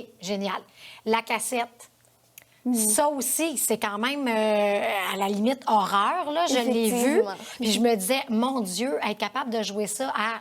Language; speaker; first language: French; native; French